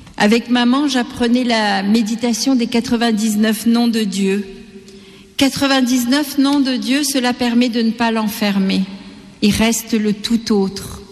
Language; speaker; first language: French; non-native, local second language; Gujarati